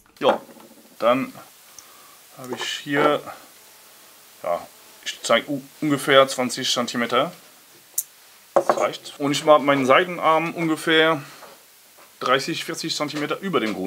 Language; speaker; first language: German; non-native, learner; French